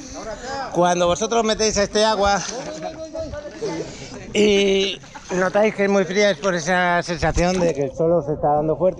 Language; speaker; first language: Spanish; native; Spanish